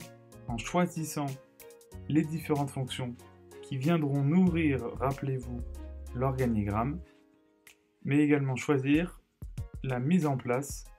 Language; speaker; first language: French; native; French